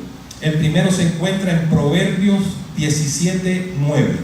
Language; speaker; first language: Spanish; native; Spanish